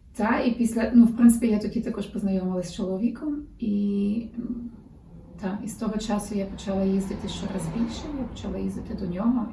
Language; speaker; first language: Ukrainian; early bilingual, heritage; Ukrainian